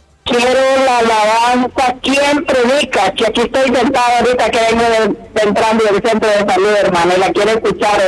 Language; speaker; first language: Spanish; native; Spanish